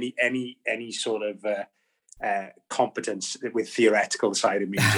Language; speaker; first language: English; native; English